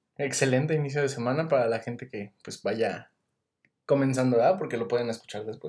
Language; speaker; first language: Spanish; native; Spanish